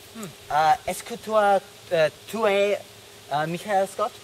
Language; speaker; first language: French; non-native, learner; English